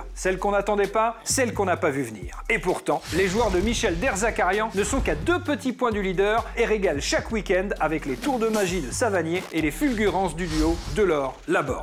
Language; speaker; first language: French; native; French